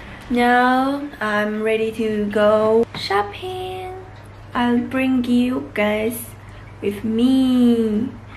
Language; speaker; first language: English; non-native, learner; Chinese